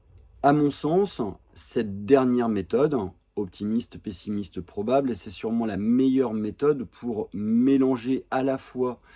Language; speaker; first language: French; native; French